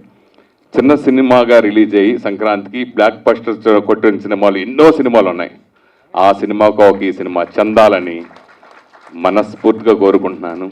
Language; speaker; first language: Telugu; native; Telugu